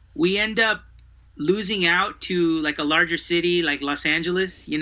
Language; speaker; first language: English; early bilingual, other home language; Spanish